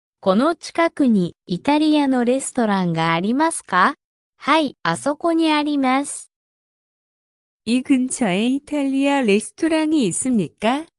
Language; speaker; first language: Japanese; non-native, fluent; Korean